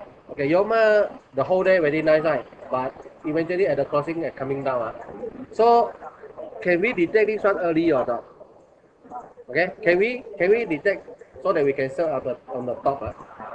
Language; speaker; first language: English; non-native, local second language; Chinese